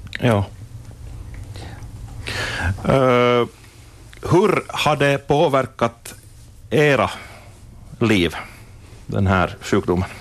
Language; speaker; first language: Swedish; native; Swedish